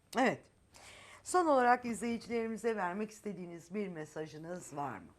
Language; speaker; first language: Turkish; native; Turkish